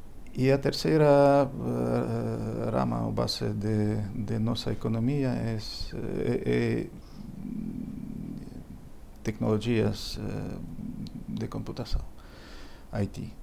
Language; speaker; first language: Portuguese; non-native, fluent; Ukrainian